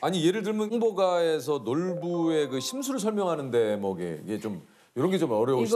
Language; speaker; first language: Korean; native; Korean